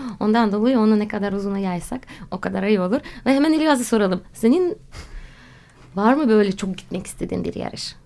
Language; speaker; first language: Turkish; non-native, fluent; Russian